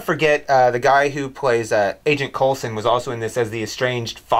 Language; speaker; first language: English; native; English